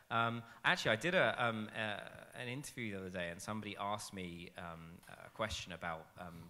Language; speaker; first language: English; native; English